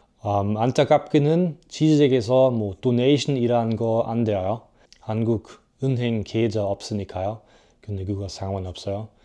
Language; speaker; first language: Korean; non-native, fluent; German